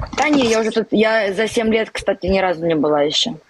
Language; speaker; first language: Ukrainian; native; Ukrainian